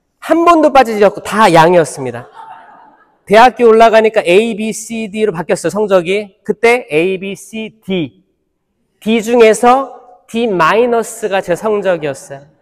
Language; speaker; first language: Korean; native; Korean